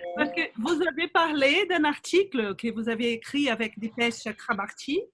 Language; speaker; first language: French; non-native, fluent; Portuguese